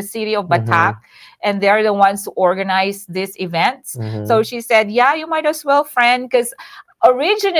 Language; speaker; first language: English; non-native, local second language; Iloko